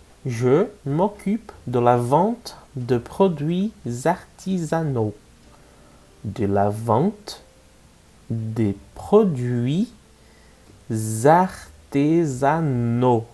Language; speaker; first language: French; non-native, fluent; Portuguese